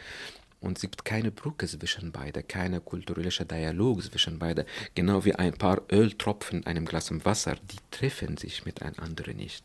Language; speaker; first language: German; non-native, fluent; Arabic